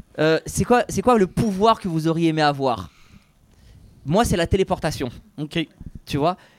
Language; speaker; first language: French; native; French